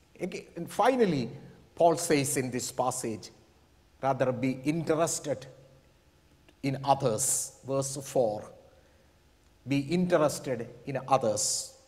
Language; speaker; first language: English; non-native, local second language; Malayalam